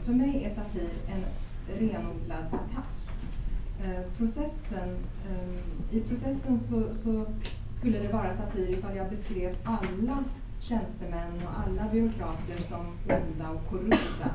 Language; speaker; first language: Swedish; non-native, fluent; Chinese